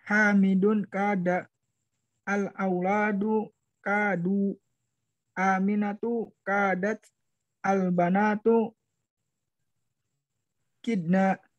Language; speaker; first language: Arabic; non-native, learner; Indonesian